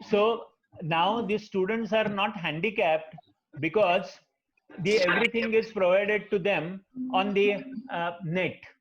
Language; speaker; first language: English; non-native, local second language; Marathi